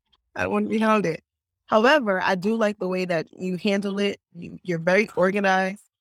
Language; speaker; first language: English; native; English